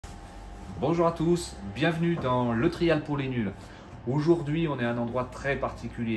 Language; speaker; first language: French; native; French